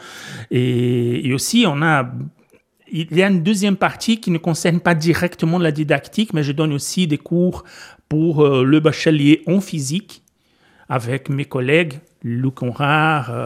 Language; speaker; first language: French; non-native, fluent; Portuguese